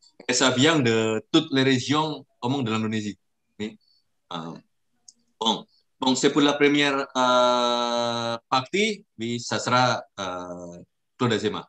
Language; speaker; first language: French; non-native, learner; Indonesian